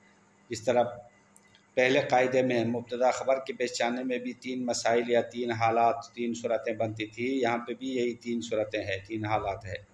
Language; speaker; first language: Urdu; non-native, local second language; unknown